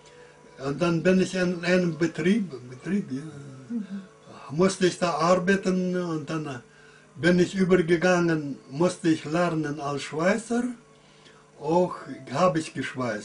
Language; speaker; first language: German; early bilingual, heritage; German